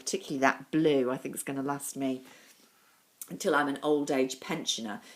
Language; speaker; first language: English; native; English